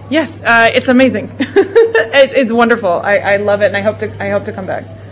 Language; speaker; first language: English; native; English